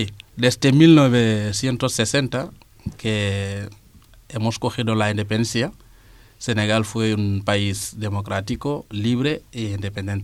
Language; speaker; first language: Spanish; non-native, fluent; Serer